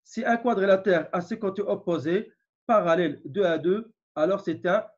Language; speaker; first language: French; non-native, local second language; Arabic